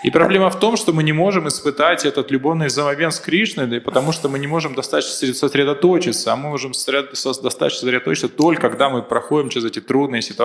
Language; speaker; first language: Russian; native; Russian